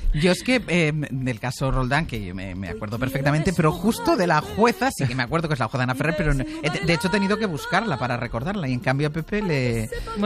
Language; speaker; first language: Spanish; native; Spanish